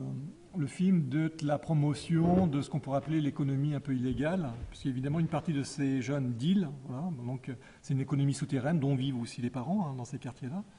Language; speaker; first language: French; native; French